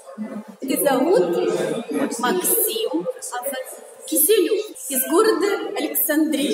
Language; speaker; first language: Russian; native; Russian